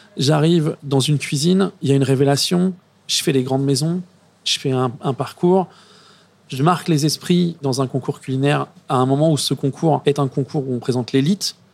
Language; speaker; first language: French; native; French